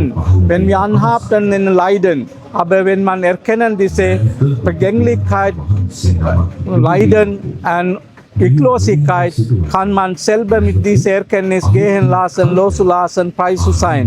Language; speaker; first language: German; non-native, learner; Sinhala